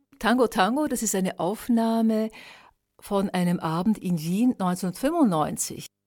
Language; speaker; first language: German; native; German